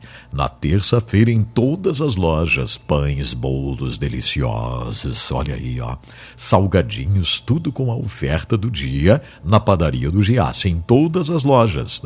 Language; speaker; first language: Portuguese; native; Portuguese